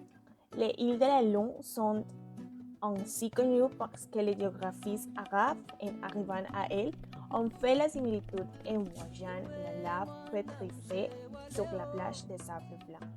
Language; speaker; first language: French; non-native, learner; Spanish